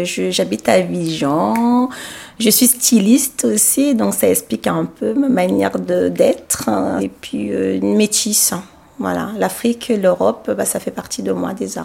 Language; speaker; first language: French; non-native, local second language; Sango